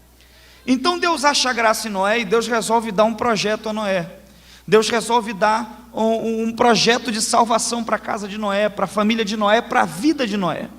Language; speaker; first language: Portuguese; native; Portuguese